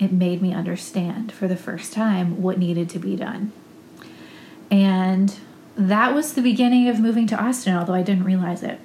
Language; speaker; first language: English; native; English